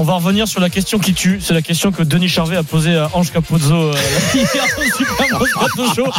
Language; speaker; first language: French; native; French